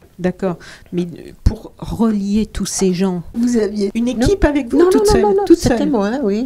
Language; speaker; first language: French; native; French